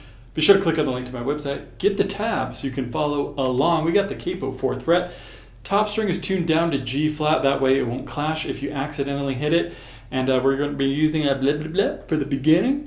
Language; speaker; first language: English; native; English